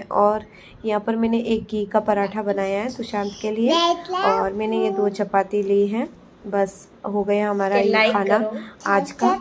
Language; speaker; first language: Hindi; native; Hindi